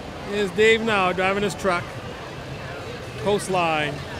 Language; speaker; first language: English; early bilingual, other home language; French